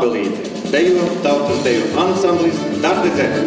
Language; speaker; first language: Latvian; native; Latvian